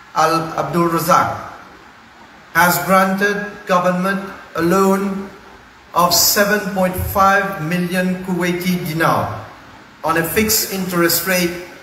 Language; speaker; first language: English; non-native, local second language; Morisyen